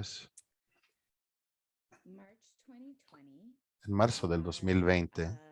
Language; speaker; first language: Spanish; non-native, fluent; English